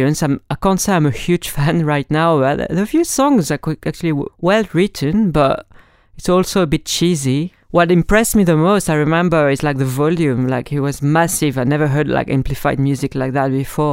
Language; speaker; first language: English; non-native, fluent; French